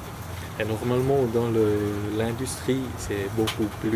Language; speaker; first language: French; non-native, local second language; German